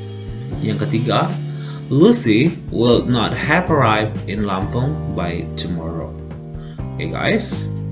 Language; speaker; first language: English; non-native, fluent; Indonesian